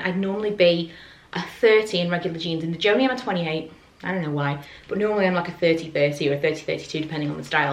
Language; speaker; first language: English; native; English